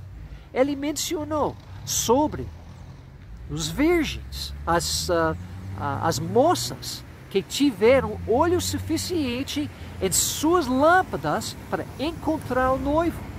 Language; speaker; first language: Portuguese; non-native, fluent; English